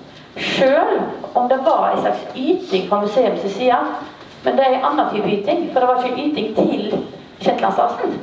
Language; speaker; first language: Norwegian; native; Norwegian